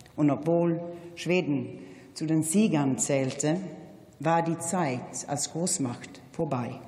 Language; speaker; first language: German; non-native, fluent; Swedish